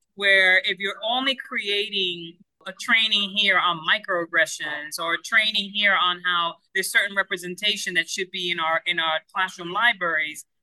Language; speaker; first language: English; non-native, fluent; Spanish